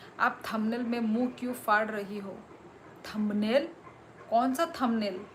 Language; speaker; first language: Hindi; non-native, local second language; Kok Borok